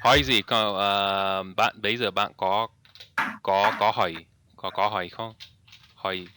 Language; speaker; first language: Vietnamese; non-native, learner; English